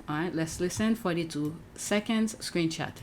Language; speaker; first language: English; native; English